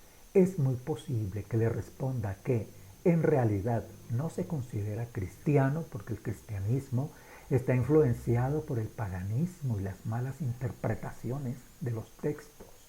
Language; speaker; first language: Spanish; native; Spanish